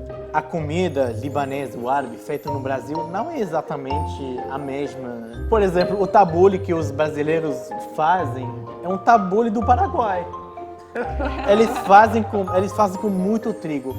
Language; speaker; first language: Portuguese; non-native, fluent; Arabic